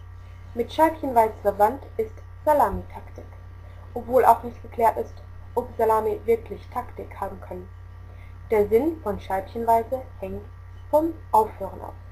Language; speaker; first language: German; native; German